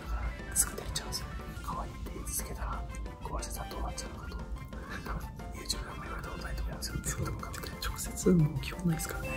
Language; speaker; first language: Japanese; native; Japanese